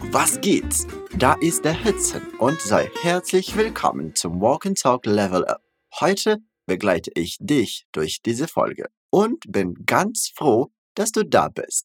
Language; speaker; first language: German; non-native, fluent; Portuguese